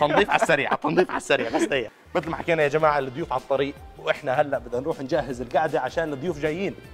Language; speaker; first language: Arabic; early bilingual, heritage; Arabic